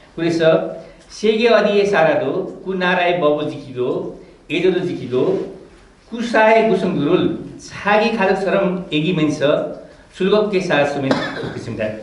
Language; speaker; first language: Korean; non-native, fluent; Nepali